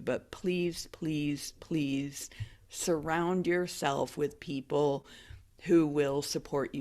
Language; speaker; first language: English; native; English